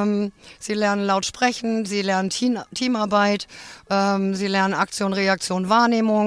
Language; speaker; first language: German; native; German